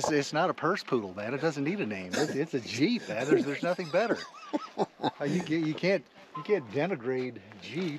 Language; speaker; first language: English; native; English